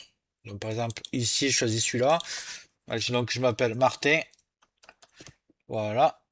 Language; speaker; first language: French; native; French